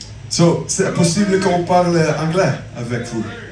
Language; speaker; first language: French; non-native, learner; Dutch